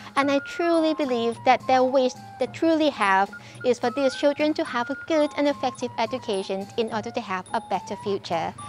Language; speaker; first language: English; non-native, fluent; Thai